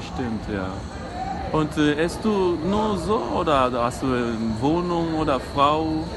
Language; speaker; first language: German; non-native, learner; Lingala